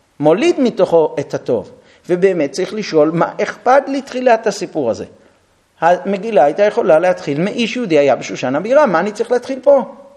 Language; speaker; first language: Hebrew; non-native, fluent; English